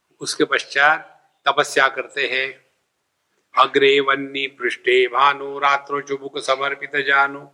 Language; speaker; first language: Hindi; non-native, local second language; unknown